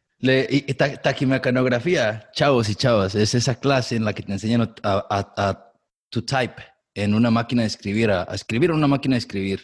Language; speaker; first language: Spanish; native; Spanish